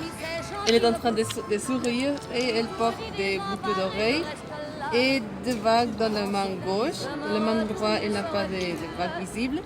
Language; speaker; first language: French; non-native, learner; Spanish